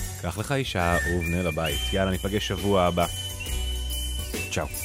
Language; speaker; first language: Hebrew; native; Hebrew